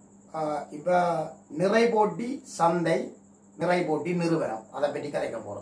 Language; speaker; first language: Tamil; native; Tamil